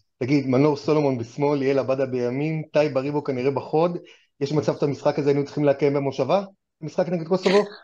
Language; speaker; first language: Hebrew; native; Hebrew